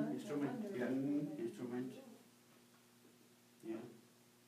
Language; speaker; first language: English; non-native, learner; Spanish